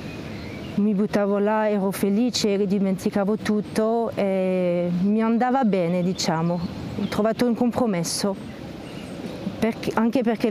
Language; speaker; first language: Italian; non-native, fluent; French